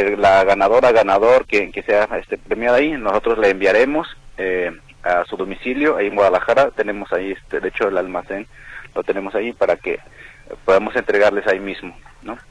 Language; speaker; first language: Spanish; non-native, local second language; Nahuatl languages